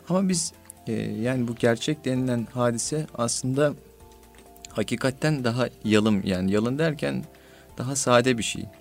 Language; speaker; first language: Turkish; native; Turkish